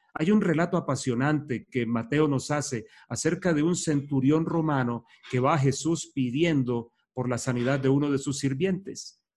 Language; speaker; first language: Spanish; native; Spanish